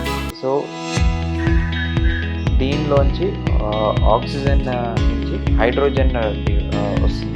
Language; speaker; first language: Telugu; native; Telugu